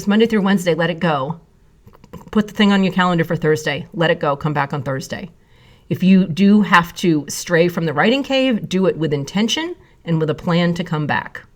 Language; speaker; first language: English; native; English